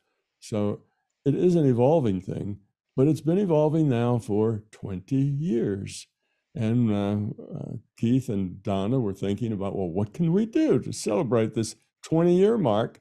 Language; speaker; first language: English; native; English